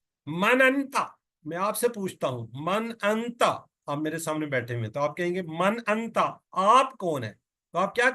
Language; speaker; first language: Urdu; native; Urdu